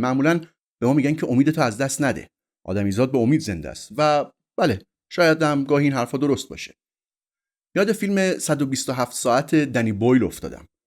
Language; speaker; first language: Persian; native; Persian